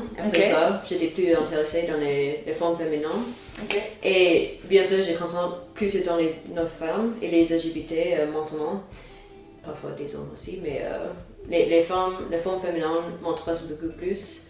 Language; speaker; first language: French; non-native, fluent; English